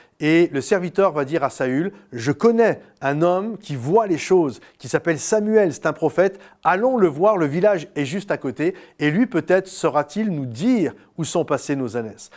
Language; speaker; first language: French; native; French